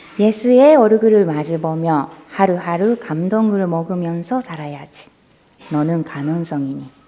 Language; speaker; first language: Korean; non-native, fluent; Japanese